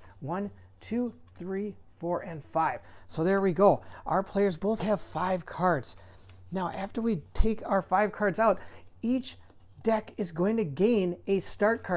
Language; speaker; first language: English; native; English